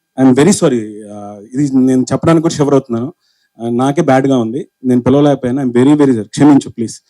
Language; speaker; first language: Telugu; native; Telugu